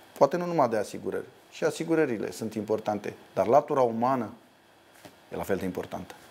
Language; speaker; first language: Romanian; native; Romanian